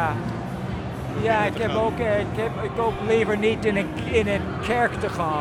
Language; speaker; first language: Dutch; non-native, fluent; English